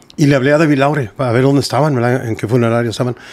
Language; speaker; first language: Spanish; early bilingual, heritage; Spanish